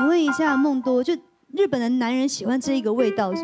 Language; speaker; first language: Chinese; native; Chinese